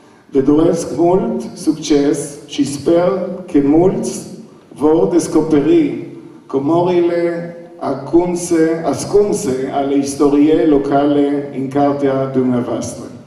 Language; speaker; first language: Romanian; non-native, learner; Hebrew